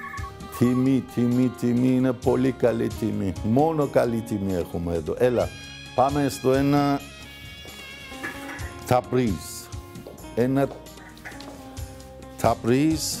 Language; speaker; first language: Greek; non-native, fluent; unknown